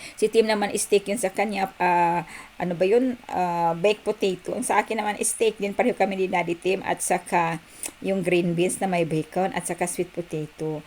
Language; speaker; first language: Filipino; native; Filipino